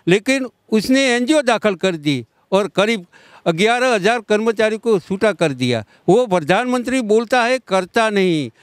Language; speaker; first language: Hindi; non-native, local second language; Gujarati